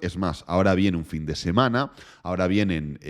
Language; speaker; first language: Spanish; native; Spanish